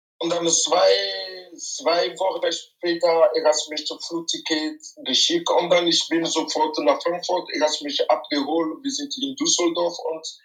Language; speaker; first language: German; non-native, fluent; French